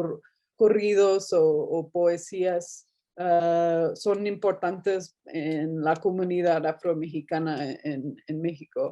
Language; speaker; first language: Spanish; non-native, fluent; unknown